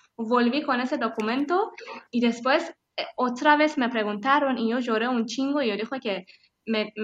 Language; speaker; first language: Spanish; non-native, fluent; Persian